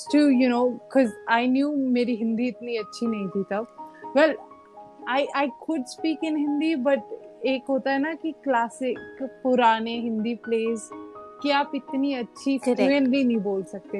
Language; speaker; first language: English; native; English